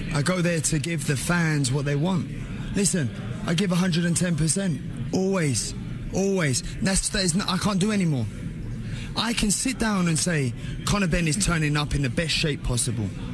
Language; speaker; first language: English; early bilingual, other home language; Spanish